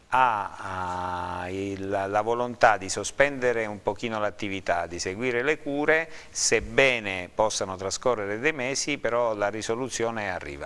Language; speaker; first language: Italian; native; Italian